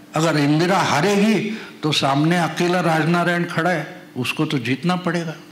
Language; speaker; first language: Hindi; non-native, local second language; Marathi